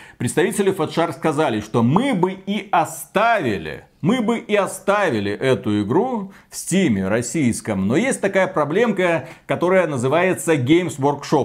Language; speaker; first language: Russian; native; Russian